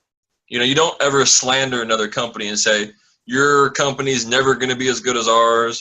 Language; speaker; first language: English; native; English